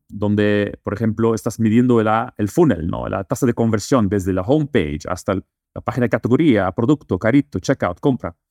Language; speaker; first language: Spanish; non-native, fluent; Dutch